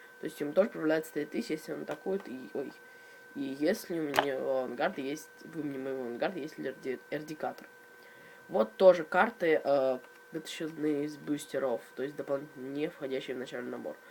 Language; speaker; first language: Russian; native; Russian